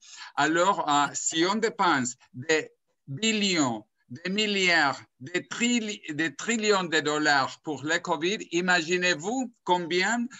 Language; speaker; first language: French; non-native, fluent; Spanish